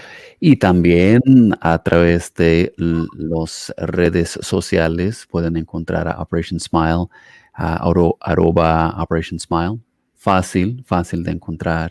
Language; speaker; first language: Spanish; non-native, fluent; English